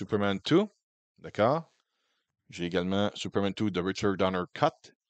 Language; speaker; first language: French; native; French